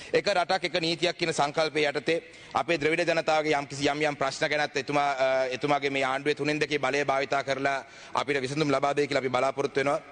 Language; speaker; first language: Sinhala; non-native, local second language; Tamil